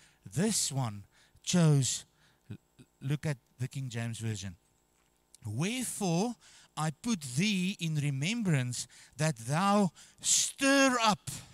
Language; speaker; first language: English; non-native, local second language; Afrikaans